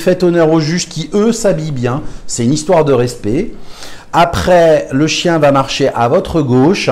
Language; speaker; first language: French; native; French